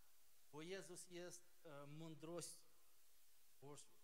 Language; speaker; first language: Polish; non-native, learner; Ukrainian